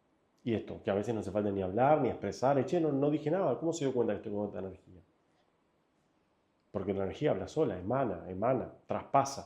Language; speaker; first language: Spanish; native; Spanish